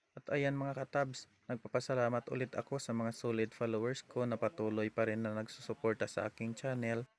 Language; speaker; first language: Filipino; non-native, local second language; Hiligaynon